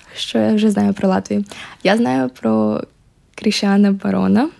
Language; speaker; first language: Ukrainian; native; Ukrainian